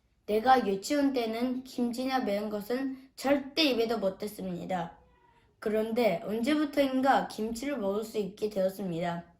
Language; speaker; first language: Korean; early bilingual, heritage; Korean